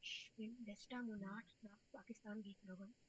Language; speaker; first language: German; non-native, learner; Urdu